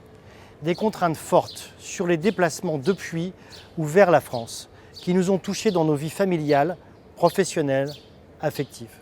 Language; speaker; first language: French; native; French